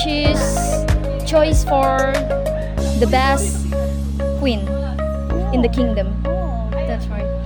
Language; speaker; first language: English; non-native, learner; Indonesian